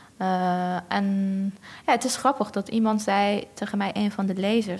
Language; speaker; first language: Dutch; non-native, fluent; Persian